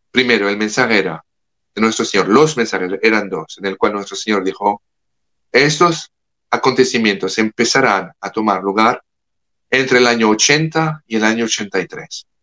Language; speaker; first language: Spanish; non-native, fluent; French